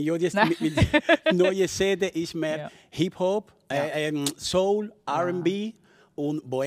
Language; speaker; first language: German; non-native, fluent; Spanish